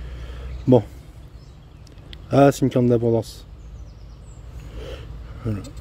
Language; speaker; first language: French; native; French